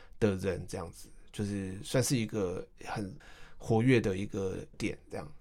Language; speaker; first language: Chinese; native; Chinese